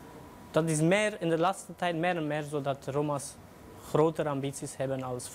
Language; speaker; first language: Dutch; non-native, fluent; Romany